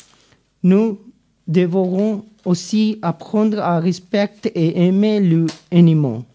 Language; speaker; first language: French; non-native, learner; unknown